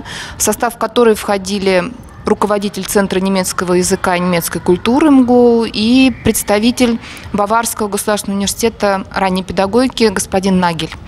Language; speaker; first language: Russian; native; Russian